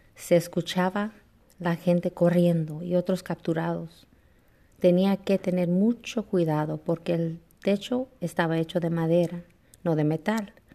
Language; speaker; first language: Spanish; early bilingual, heritage; Spanish